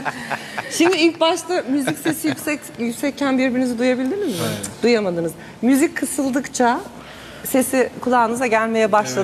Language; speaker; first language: Turkish; native; Turkish